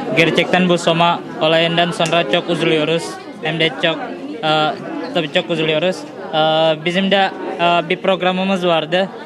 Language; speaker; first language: Turkish; non-native, fluent; Indonesian